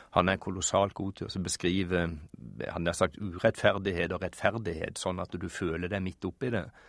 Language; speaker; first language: Norwegian; native; Norwegian